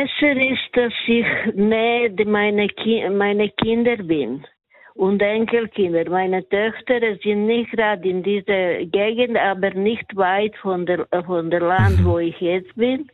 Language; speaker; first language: German; non-native, fluent; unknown